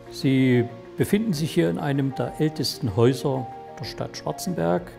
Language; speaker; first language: German; native; German